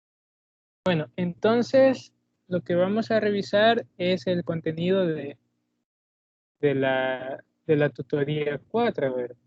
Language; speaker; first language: Spanish; native; Spanish